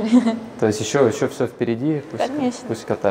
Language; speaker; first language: Russian; native; Russian